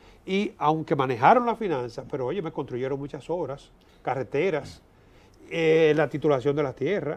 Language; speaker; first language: Spanish; native; Spanish